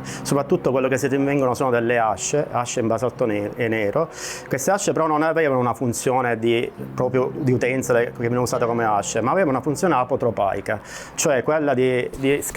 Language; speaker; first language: Italian; native; Italian